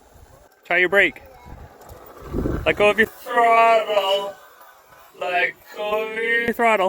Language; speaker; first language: English; native; English